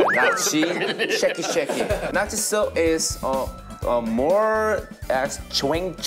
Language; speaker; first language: English; non-native, learner; Korean